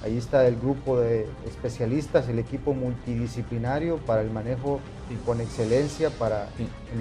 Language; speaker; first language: Spanish; native; Spanish